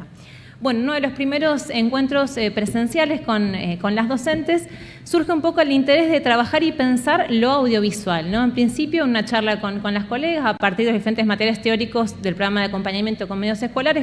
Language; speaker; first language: Spanish; native; Spanish